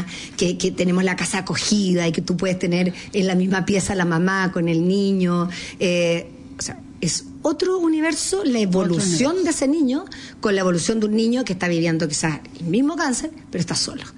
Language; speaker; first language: Spanish; native; Spanish